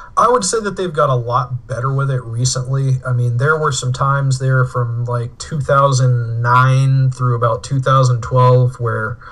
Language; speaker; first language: English; native; English